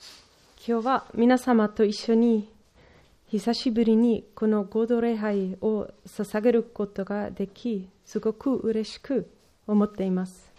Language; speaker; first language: Japanese; non-native, learner; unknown